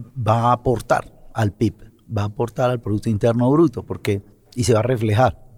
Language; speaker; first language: Spanish; native; Spanish